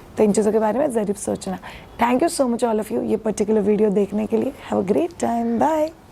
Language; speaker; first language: Hindi; non-native, local second language; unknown